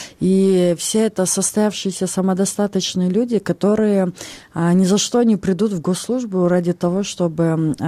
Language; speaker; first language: Russian; non-native, local second language; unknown